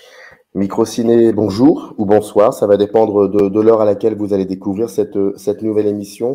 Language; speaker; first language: French; native; French